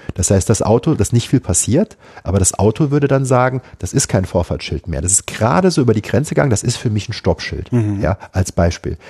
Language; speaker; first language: German; native; German